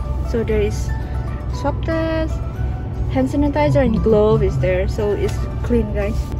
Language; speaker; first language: English; non-native, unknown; Indonesian